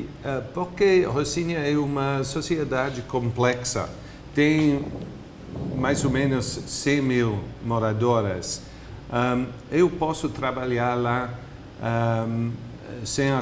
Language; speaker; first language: Portuguese; non-native, fluent; English